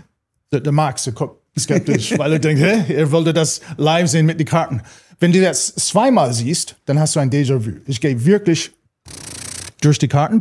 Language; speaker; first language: German; non-native, fluent; English